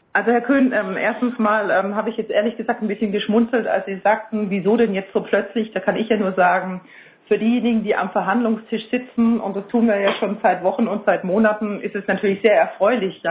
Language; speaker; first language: German; native; German